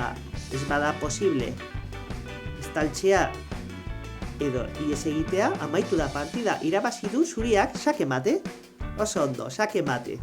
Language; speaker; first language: Basque; non-native, local second language; Spanish